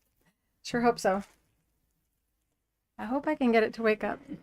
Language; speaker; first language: English; native; English